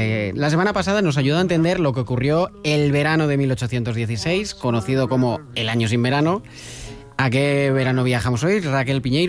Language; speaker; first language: Spanish; native; Spanish